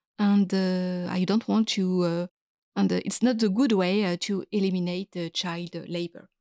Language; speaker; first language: English; non-native, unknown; French